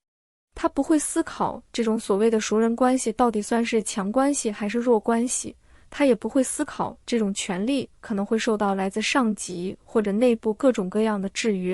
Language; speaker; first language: Chinese; native; Chinese